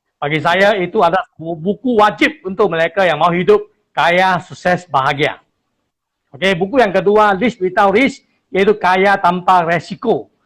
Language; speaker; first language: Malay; non-native, local second language; Chinese